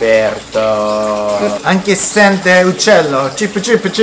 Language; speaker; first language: Italian; non-native, learner; Japanese